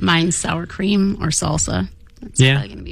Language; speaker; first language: English; native; English